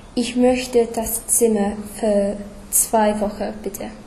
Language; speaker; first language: German; non-native, learner; English